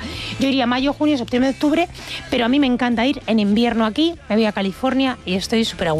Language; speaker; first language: Spanish; native; Spanish